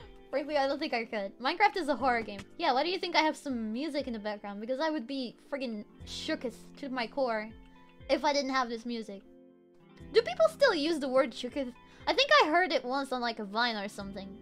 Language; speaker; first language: English; non-native, fluent; Spanish